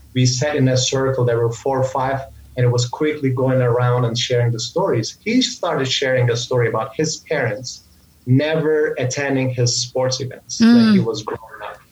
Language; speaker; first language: English; non-native, fluent; Turkish